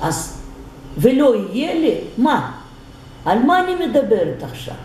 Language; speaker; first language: Hebrew; non-native, fluent; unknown